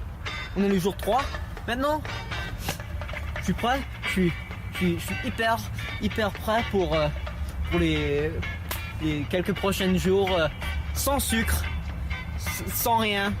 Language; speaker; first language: French; non-native, learner; English